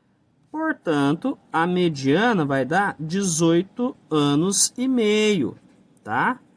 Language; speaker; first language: Portuguese; native; Portuguese